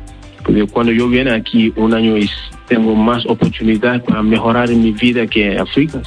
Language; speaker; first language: Spanish; non-native, learner; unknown